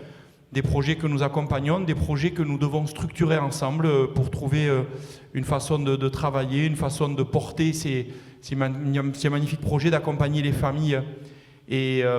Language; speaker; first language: French; native; French